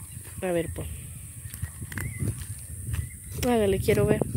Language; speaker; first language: Spanish; native; Spanish